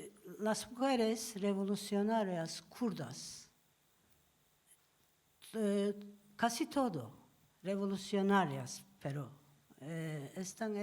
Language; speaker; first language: Spanish; non-native, learner; Turkish